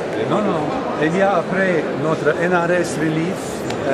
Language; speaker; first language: French; non-native, fluent; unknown